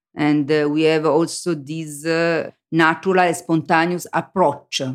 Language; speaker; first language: English; non-native, learner; Italian